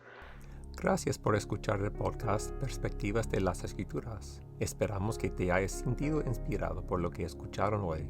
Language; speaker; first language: Spanish; non-native, fluent; English